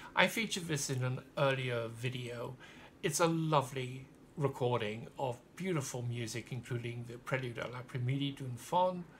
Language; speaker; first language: English; native; English